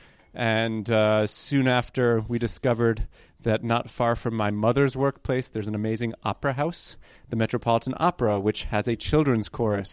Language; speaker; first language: English; early bilingual, other home language; Hebrew